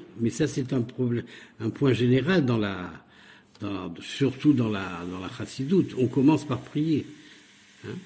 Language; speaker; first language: French; native; French